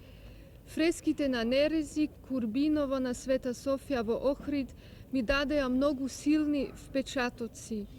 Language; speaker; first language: Macedonian; non-native, learner; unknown